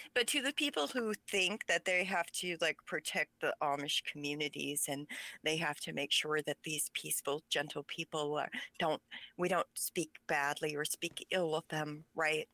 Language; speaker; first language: English; early bilingual, other home language; Pennsylvania German